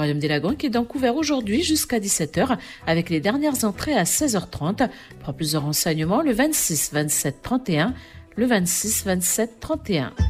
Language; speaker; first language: French; native; French